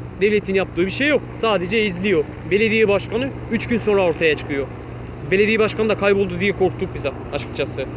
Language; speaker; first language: Turkish; non-native, local second language; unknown